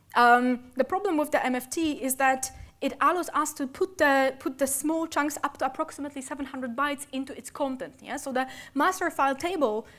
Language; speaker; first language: English; non-native, fluent; Polish